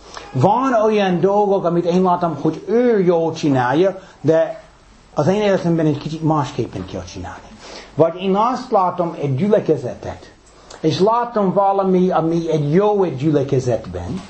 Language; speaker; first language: Hungarian; non-native, fluent; English